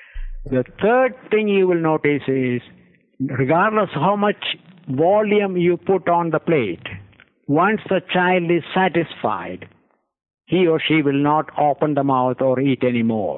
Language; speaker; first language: English; non-native, local second language; Malayalam